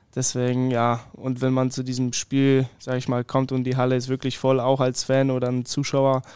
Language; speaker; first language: German; early bilingual, other home language; Polish